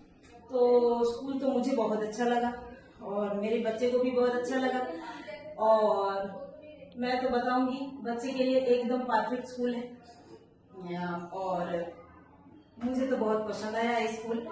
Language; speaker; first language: Hindi; non-native, local second language; Bangla